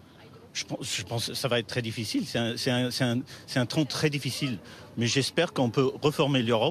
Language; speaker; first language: French; non-native, fluent; English